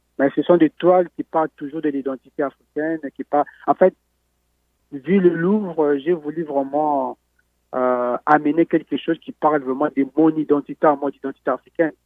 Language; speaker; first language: French; non-native, local second language; Lingala